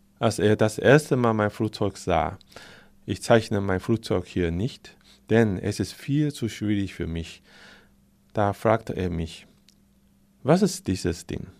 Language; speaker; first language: German; non-native, fluent; Chinese